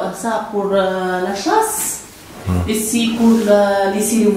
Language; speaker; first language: French; non-native, local second language; Arabic